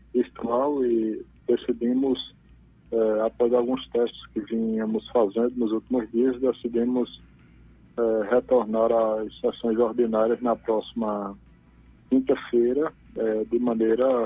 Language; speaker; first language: Portuguese; native; Portuguese